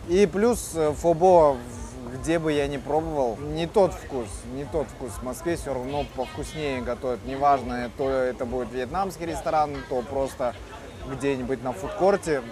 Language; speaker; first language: Russian; native; Russian